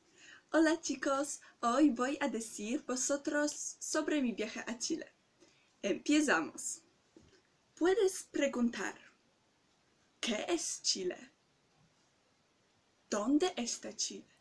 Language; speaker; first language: Spanish; non-native, learner; Polish